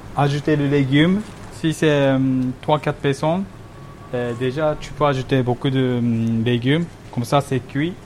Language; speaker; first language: French; non-native, fluent; Japanese